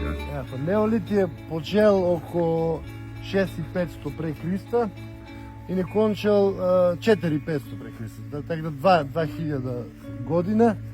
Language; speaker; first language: Slovenian; non-native, learner; Macedonian